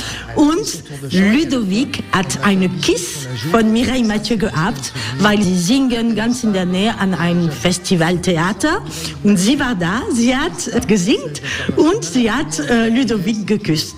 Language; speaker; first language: German; non-native, learner; French